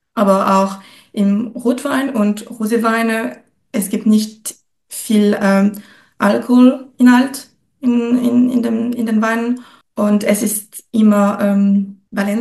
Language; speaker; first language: German; non-native, fluent; French